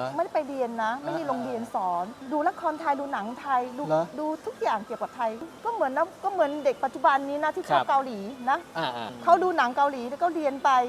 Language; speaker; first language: Thai; non-native, fluent; Malay